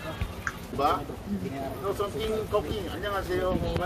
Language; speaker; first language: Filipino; non-native, fluent; Korean